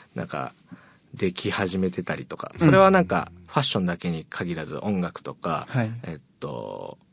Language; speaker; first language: Japanese; native; Japanese